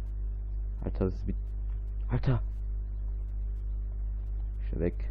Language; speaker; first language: German; native; German